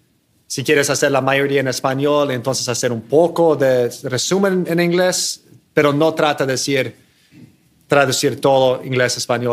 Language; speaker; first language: Spanish; non-native, fluent; English